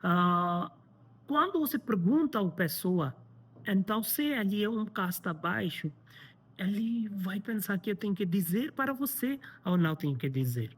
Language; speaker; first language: Portuguese; non-native, learner; Hindi